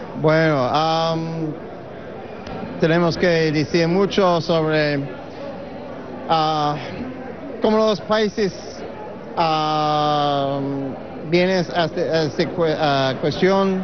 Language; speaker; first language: Spanish; non-native, fluent; English